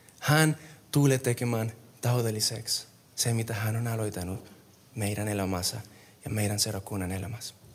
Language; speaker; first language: Finnish; non-native, fluent; Spanish